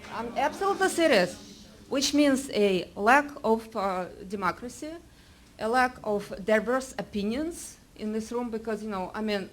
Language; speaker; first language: English; non-native, fluent; Russian